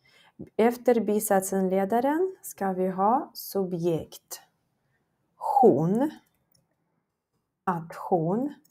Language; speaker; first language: Swedish; non-native, fluent; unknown